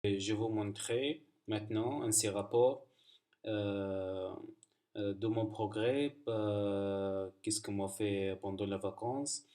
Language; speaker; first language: French; non-native, learner; Arabic